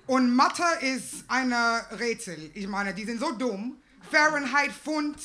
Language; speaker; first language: German; non-native, fluent; English